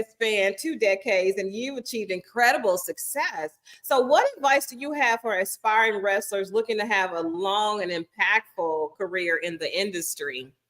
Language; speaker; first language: English; native; English